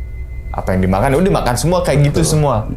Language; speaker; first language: Indonesian; native; Indonesian